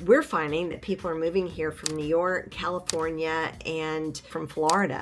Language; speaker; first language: English; native; English